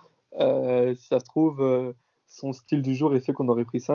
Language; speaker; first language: French; native; French